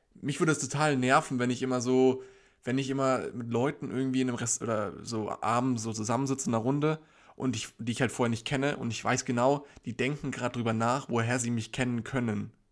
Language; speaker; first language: German; native; German